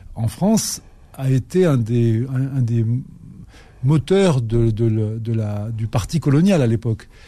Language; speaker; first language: French; native; French